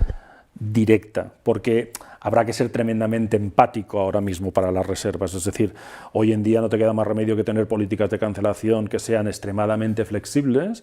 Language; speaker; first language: Spanish; native; Spanish